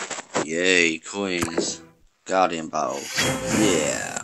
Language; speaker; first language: English; native; English